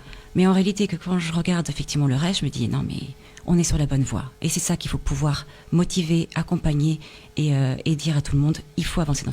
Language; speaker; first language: French; native; French